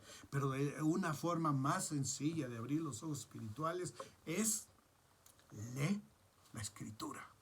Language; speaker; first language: Spanish; native; Spanish